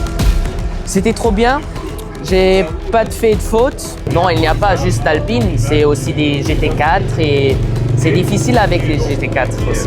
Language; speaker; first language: French; non-native, learner; Luxembourgish